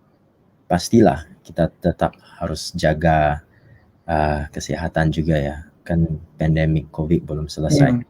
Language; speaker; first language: Indonesian; non-native, fluent; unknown